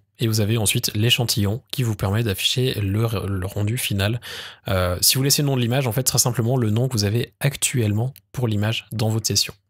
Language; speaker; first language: French; native; French